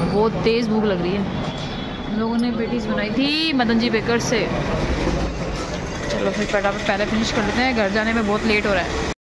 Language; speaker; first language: Hindi; non-native, local second language; Rajasthani